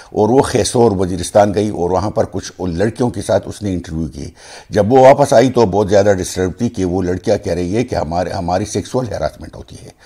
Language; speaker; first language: Urdu; non-native, local second language; Pashto